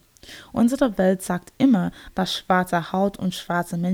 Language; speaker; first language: German; non-native, learner; English